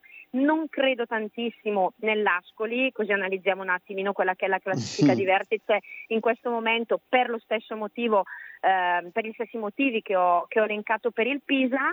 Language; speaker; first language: Italian; native; Italian